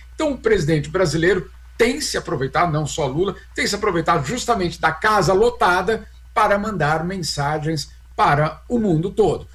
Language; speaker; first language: Portuguese; native; Portuguese